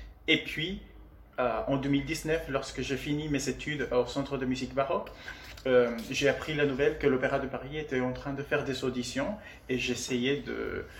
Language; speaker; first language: French; non-native, fluent; Spanish